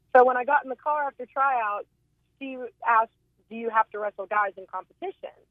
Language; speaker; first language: English; native; English